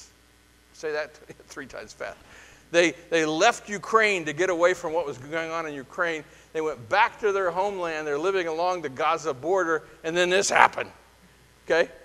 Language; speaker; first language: English; native; English